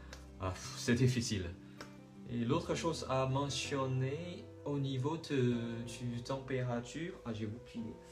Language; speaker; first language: French; non-native, learner; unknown